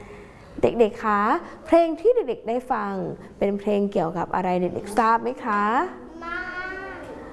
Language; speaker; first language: Thai; native; Thai